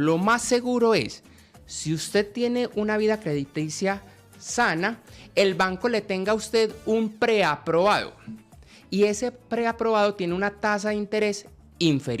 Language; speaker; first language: Spanish; native; Spanish